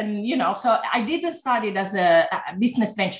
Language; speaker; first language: English; non-native, fluent; Italian